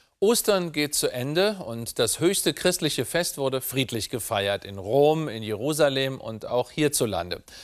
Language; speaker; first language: German; native; German